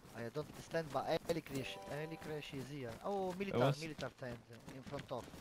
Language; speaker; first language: English; non-native, fluent; Italian